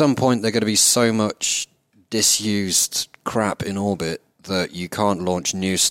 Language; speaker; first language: English; native; English